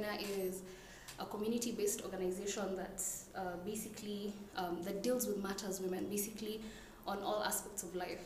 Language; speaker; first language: English; non-native, local second language; Somali